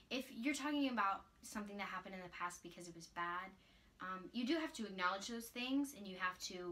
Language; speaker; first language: English; native; English